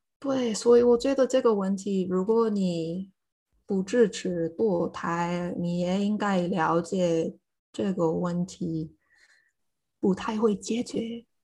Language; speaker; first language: Chinese; non-native, fluent; English